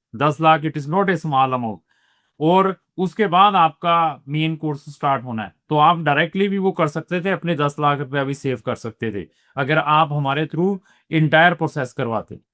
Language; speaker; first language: Hindi; non-native, local second language; Punjabi